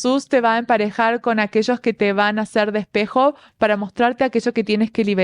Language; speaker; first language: Spanish; native; Spanish